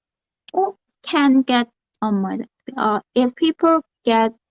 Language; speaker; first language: English; non-native, learner; Korean